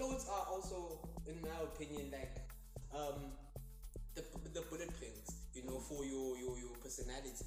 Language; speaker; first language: English; non-native, local second language; Zulu